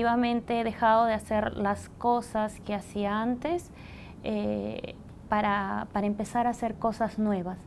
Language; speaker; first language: Spanish; native; Spanish